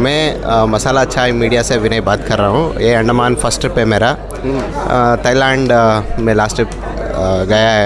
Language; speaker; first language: Hindi; non-native, local second language; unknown